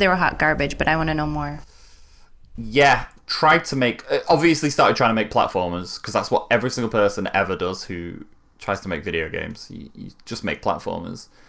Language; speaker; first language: English; native; English